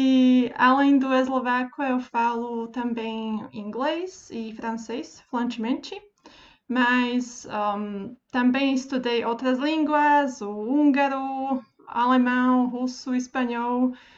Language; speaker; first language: Portuguese; non-native, fluent; Slovak